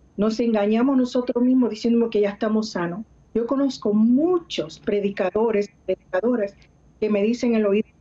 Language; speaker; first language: Spanish; early bilingual, heritage; Spanish